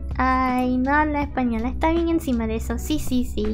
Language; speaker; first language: Spanish; early bilingual, heritage; Spanish